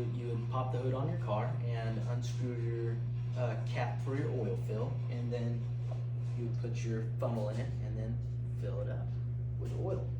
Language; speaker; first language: English; native; English